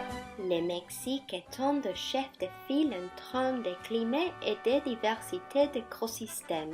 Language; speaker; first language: French; non-native, learner; Spanish